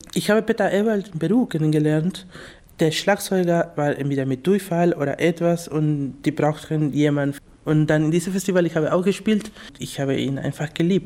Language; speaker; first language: German; non-native, fluent; Spanish